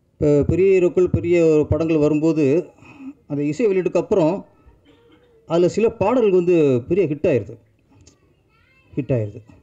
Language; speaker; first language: Tamil; native; Tamil